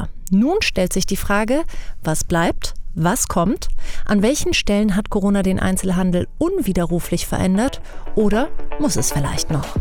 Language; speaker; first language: German; native; German